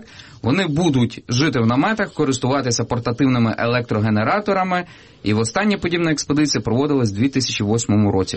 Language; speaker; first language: Ukrainian; native; Ukrainian